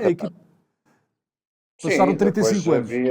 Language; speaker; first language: Portuguese; native; Portuguese